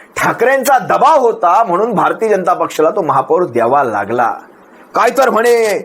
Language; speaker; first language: Marathi; native; Marathi